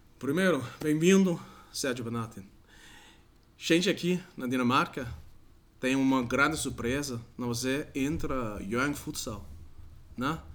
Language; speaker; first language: Portuguese; non-native, learner; Danish